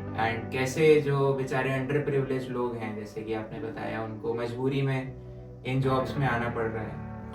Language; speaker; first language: Hindi; native; Hindi